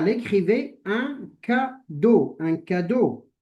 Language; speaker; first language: French; non-native, local second language; Arabic